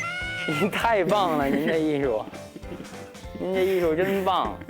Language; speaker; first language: Chinese; native; Chinese